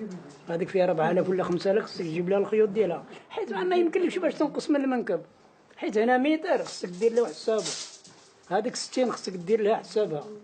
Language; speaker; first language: Arabic; native; Arabic